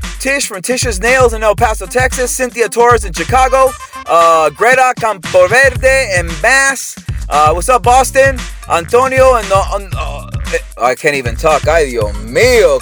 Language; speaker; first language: English; early bilingual, other home language; Spanish